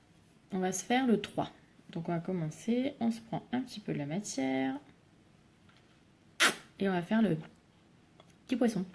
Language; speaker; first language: French; native; French